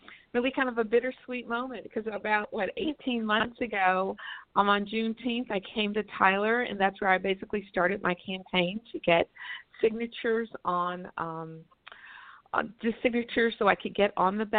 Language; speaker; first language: English; native; English